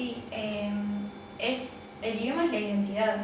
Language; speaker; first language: Spanish; native; Spanish